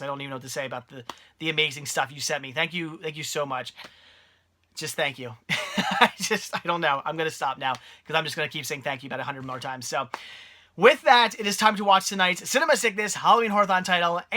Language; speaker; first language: English; native; English